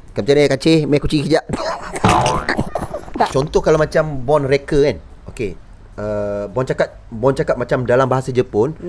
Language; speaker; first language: Malay; native; Malay